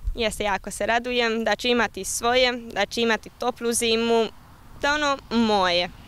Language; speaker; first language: Croatian; non-native, local second language; Hungarian